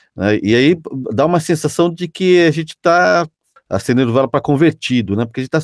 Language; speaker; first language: Portuguese; native; Portuguese